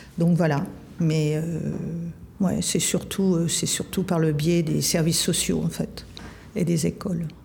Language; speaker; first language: French; native; French